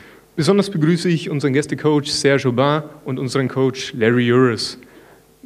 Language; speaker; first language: German; native; German